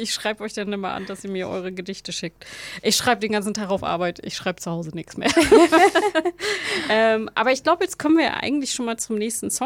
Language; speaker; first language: German; native; German